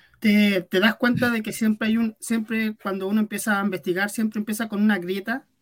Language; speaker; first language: Spanish; native; Spanish